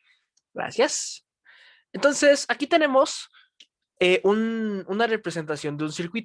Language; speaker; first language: Spanish; native; Spanish